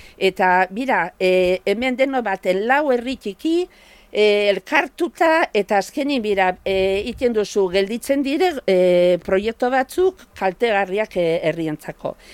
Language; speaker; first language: Basque; native; Basque